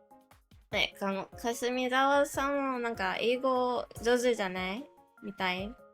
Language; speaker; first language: Japanese; non-native, learner; English